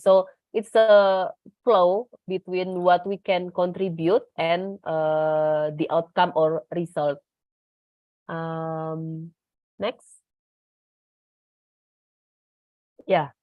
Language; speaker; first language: English; non-native, learner; Indonesian